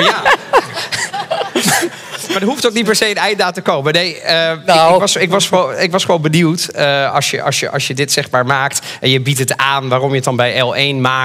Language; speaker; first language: Dutch; native; Dutch